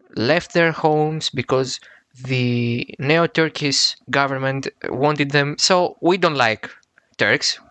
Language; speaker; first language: English; non-native, fluent; Greek